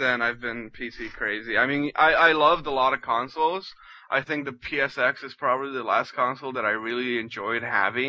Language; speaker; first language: English; non-native, fluent; Spanish